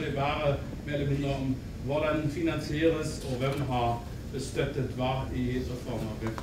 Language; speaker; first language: Norwegian; non-native, fluent; German